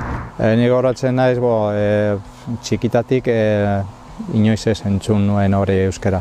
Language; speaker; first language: Basque; non-native, local second language; Spanish